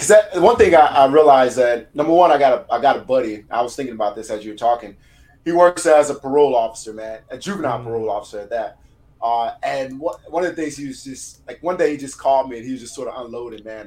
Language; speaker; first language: English; native; English